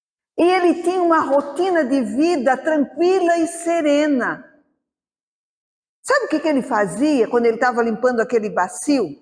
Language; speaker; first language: Portuguese; native; Portuguese